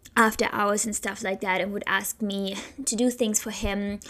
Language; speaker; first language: English; non-native, fluent; German